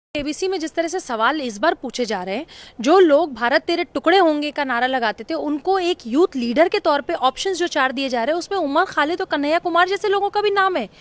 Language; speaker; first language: Hindi; native; Hindi